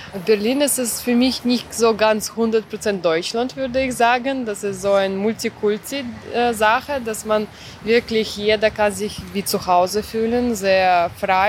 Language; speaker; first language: German; non-native, fluent; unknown